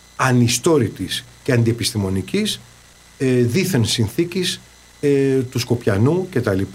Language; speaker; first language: Greek; early bilingual, heritage; Greek